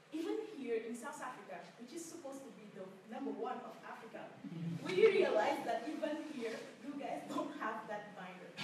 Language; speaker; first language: English; non-native, fluent; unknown